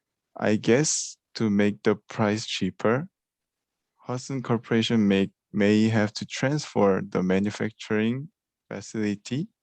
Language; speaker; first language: English; non-native, learner; Korean